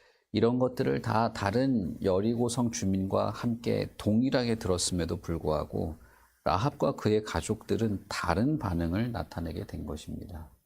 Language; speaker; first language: Korean; native; Korean